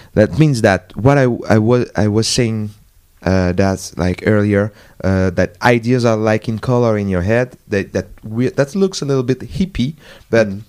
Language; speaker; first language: English; non-native, fluent; French